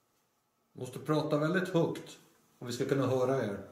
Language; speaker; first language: Swedish; native; Swedish